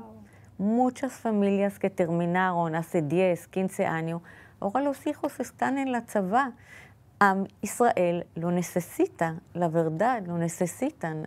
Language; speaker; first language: Spanish; non-native, fluent; Hebrew